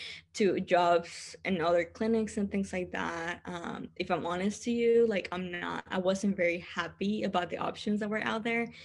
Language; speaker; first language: English; non-native, fluent; Spanish